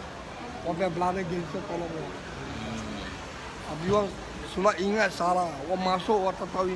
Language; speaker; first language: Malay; non-native, local second language; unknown